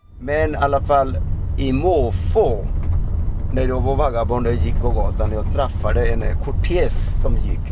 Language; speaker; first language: Swedish; non-native, fluent; Odia